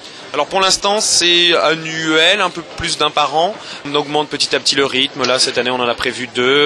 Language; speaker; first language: French; native; French